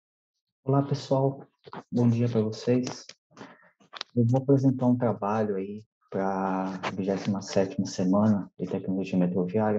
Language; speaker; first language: Portuguese; native; Portuguese